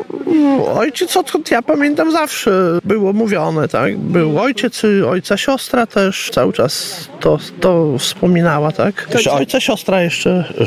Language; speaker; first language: Polish; native; Polish